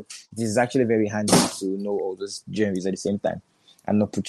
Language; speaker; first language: English; non-native, local second language; Igbo